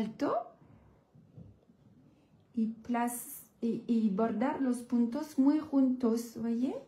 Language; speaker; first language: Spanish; non-native, learner; French